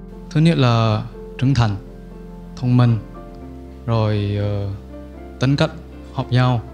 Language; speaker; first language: Vietnamese; non-native, fluent; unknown